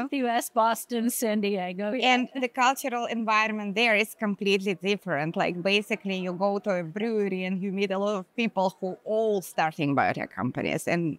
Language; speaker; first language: English; non-native, fluent; Hebrew